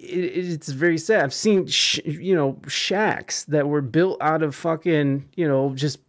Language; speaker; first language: English; early bilingual, other home language; Spanish